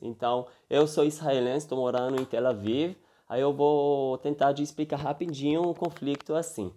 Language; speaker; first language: Portuguese; early bilingual, heritage; Hebrew